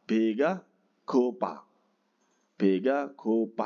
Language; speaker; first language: Korean; non-native, fluent; Indonesian